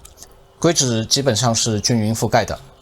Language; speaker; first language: Chinese; native; Chinese